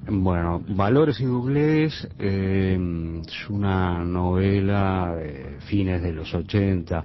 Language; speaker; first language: Spanish; native; Spanish